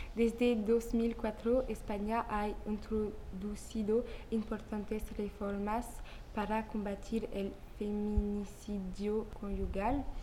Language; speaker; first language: Spanish; non-native, learner; French